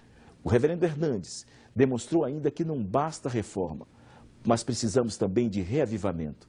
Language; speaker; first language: Portuguese; native; Portuguese